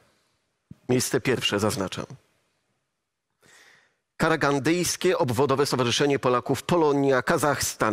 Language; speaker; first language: Polish; native; Polish